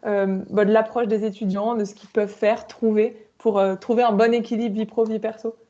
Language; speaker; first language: French; native; French